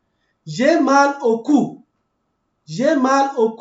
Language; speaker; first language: French; non-native, fluent; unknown